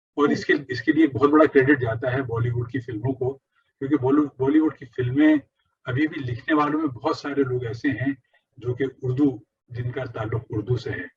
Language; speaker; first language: Urdu; native; Urdu